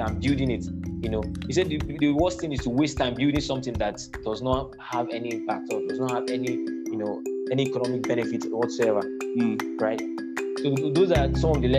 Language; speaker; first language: English; non-native, local second language; Igbo